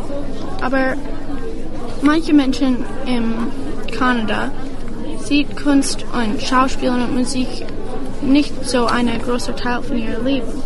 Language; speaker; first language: German; non-native, learner; English